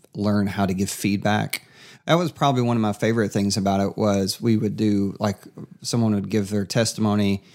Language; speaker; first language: English; native; English